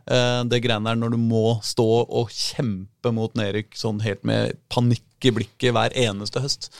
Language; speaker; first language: Norwegian; native; Norwegian